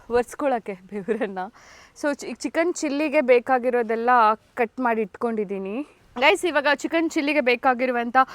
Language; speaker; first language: Kannada; native; Kannada